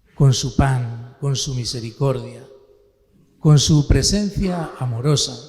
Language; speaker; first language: Spanish; native; Spanish